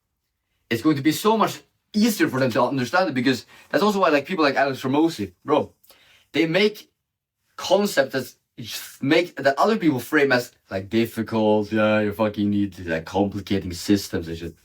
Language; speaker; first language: English; non-native, fluent; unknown